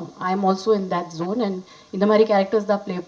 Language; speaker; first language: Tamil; non-native, fluent; Hindi